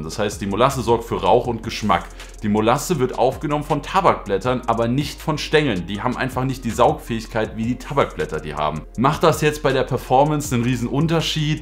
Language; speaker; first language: German; native; German